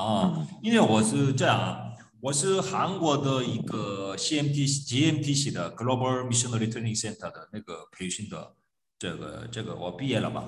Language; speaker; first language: Chinese; non-native, fluent; Korean